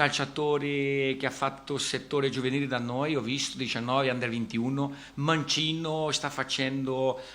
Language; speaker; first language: Italian; non-native, fluent; Portuguese